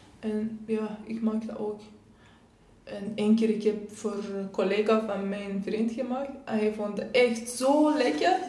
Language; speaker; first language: Dutch; non-native, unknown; Persian